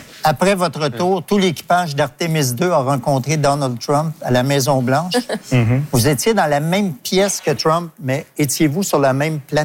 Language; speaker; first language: French; native; French